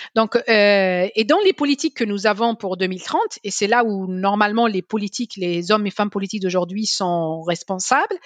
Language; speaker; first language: French; non-native, local second language; Arabic